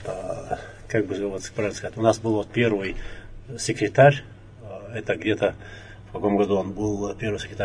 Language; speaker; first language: Russian; non-native, local second language; Chechen